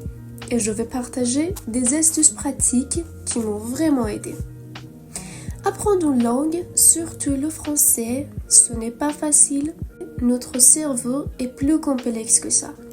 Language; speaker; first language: French; non-native, fluent; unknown